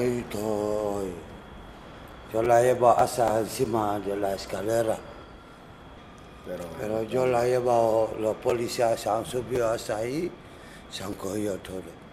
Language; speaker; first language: Spanish; non-native, learner; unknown